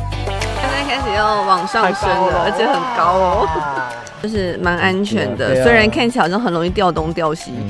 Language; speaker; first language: Chinese; native; Chinese